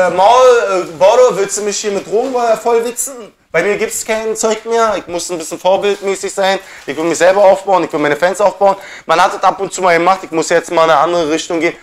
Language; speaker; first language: German; early bilingual, other home language; Turkish